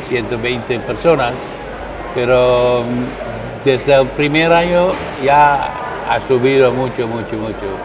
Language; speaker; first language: Spanish; non-native, learner; Dutch